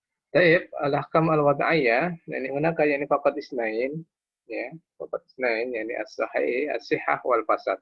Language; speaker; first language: Arabic; non-native, fluent; Indonesian